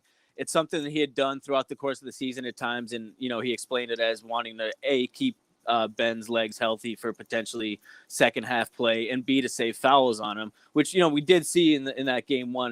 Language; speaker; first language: English; native; English